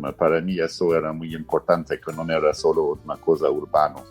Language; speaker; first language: Spanish; non-native, fluent; English